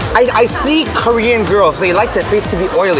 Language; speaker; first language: English; non-native, fluent; Thai